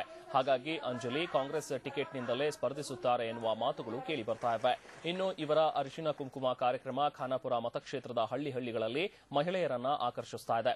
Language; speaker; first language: Kannada; native; Kannada